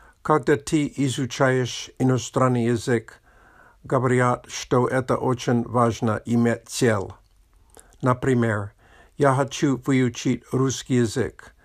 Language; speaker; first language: Russian; non-native, learner; English